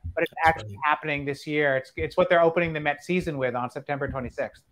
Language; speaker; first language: English; native; English